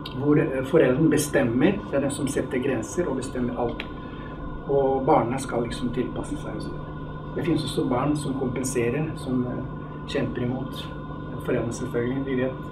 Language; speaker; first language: Norwegian; non-native, fluent; Italian